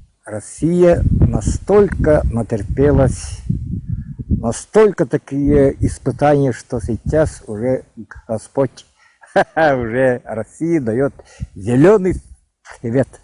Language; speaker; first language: Russian; non-native, local second language; Yakut